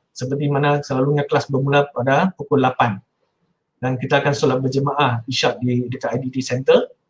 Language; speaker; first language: Malay; non-native, local second language; Min Nan Chinese